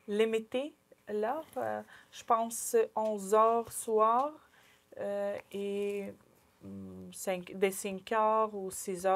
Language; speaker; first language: French; non-native, learner; Ukrainian